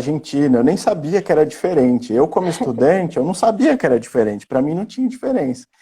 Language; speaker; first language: Portuguese; native; Portuguese